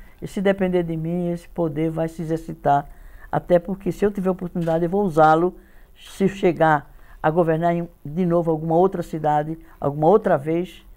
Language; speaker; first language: Portuguese; native; Portuguese